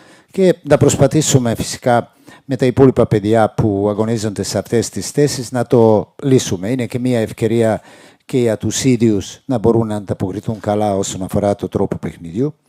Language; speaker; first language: Greek; non-native, fluent; Serbian